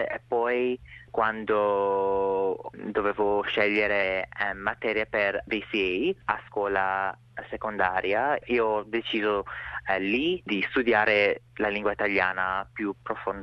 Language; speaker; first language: Italian; non-native, fluent; English